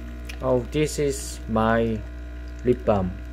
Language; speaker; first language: English; non-native, learner; Korean